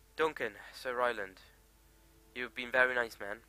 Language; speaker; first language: English; native; English